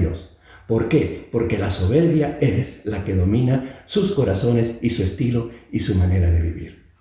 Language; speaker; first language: Spanish; native; Spanish